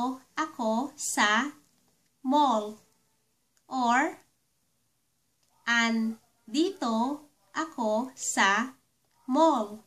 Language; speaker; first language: Filipino; native; Filipino